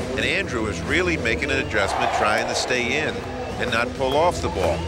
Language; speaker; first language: English; native; English